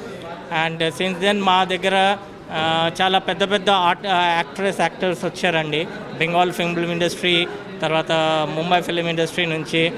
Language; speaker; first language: Telugu; non-native, local second language; Bangla